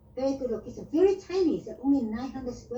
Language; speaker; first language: English; non-native, learner; Vietnamese